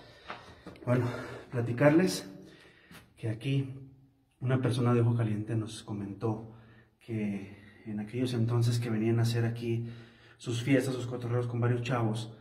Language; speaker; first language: Spanish; native; Spanish